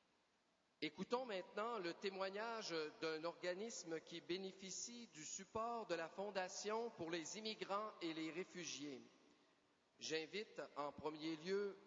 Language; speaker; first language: French; native; French